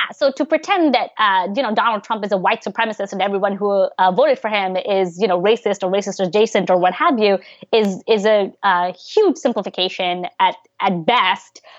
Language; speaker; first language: English; early bilingual, other home language; Bangla